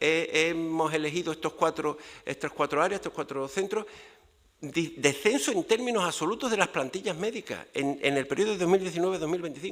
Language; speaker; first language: Spanish; native; Spanish